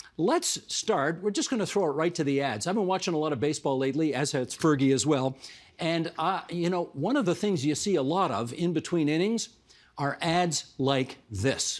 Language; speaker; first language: English; native; English